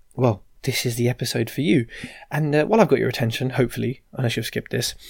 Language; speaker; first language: English; native; English